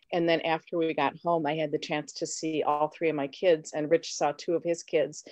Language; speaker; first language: English; native; English